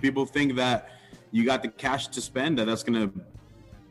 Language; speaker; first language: English; native; English